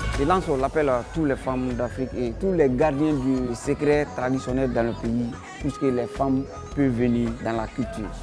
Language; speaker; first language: French; non-native, local second language; Bambara